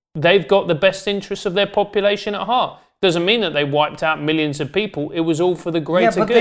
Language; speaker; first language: English; native; English